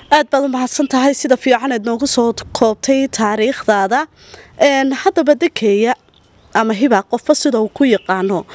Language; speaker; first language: Somali; native; Somali